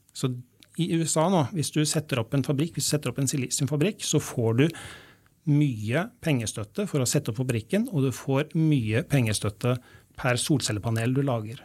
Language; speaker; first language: Norwegian; native; Norwegian